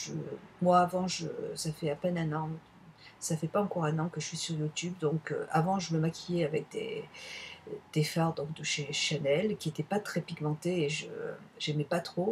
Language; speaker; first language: French; native; French